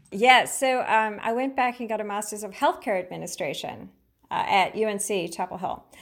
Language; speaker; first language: English; native; English